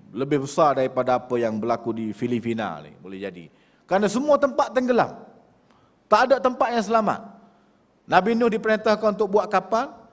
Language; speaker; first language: Malay; native; Malay